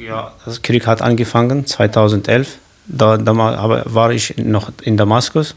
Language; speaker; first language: German; non-native, learner; Kurdish